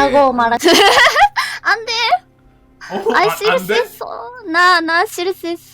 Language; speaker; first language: Korean; non-native, learner; Japanese